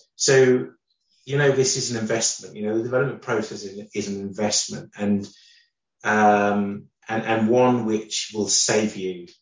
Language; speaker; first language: English; native; English